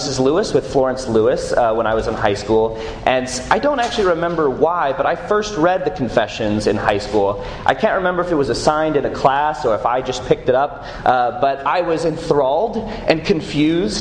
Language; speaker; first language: English; native; English